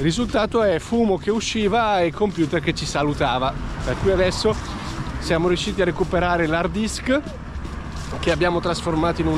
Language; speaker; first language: Italian; native; Italian